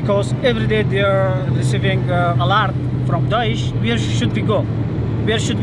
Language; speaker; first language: English; non-native, learner; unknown